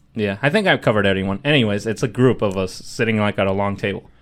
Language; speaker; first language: English; early bilingual, other home language; Spanish